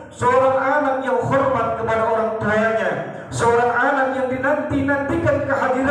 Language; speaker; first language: Indonesian; native; Indonesian